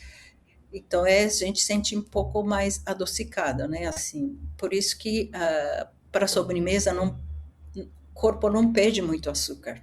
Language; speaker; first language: Portuguese; early bilingual, other home language; Japanese